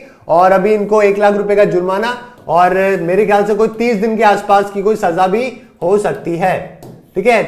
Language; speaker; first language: Hindi; native; Hindi